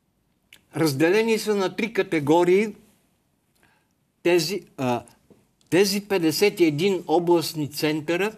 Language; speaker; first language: Bulgarian; native; Bulgarian